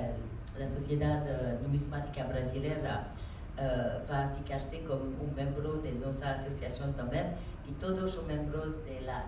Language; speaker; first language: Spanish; non-native, learner; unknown